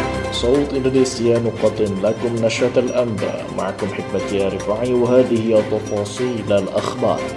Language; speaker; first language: Arabic; non-native, fluent; Indonesian